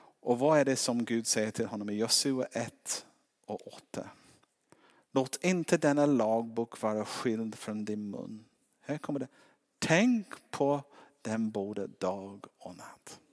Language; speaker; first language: Swedish; non-native, fluent; English